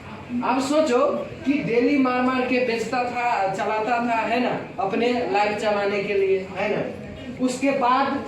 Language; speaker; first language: Hindi; non-native, local second language; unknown